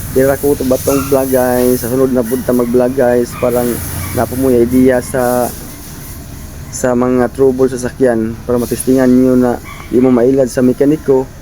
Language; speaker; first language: Filipino; non-native, local second language; Cebuano